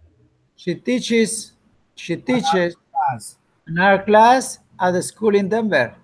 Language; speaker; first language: English; non-native, learner; Spanish